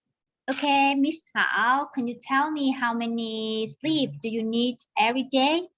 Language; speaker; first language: English; non-native, learner; Vietnamese